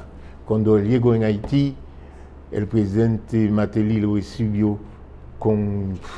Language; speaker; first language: Spanish; non-native, fluent; French